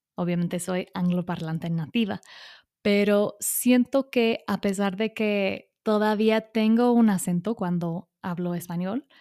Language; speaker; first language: Spanish; non-native, fluent; English